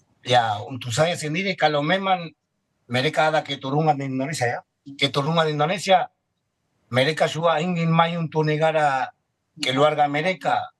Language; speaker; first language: Indonesian; non-native, fluent; Spanish